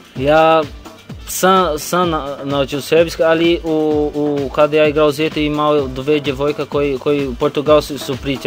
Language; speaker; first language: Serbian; non-native, learner; Portuguese